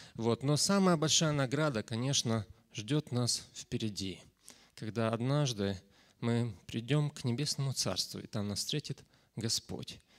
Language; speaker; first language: Russian; native; Russian